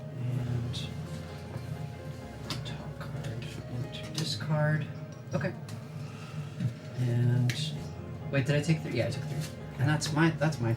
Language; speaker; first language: English; native; English